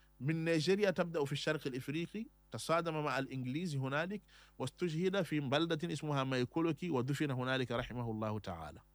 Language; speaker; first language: Arabic; non-native, fluent; Fula